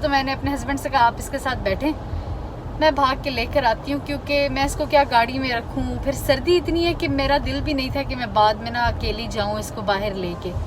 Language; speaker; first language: Urdu; native; Urdu